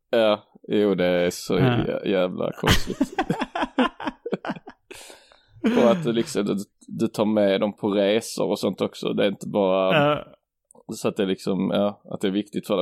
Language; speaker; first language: Swedish; native; Swedish